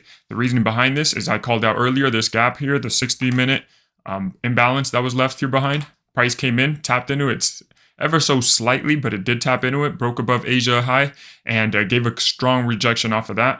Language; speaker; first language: English; native; English